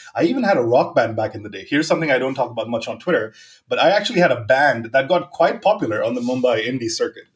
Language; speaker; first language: English; non-native, local second language; Gujarati